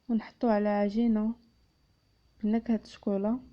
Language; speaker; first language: Arabic; native; Arabic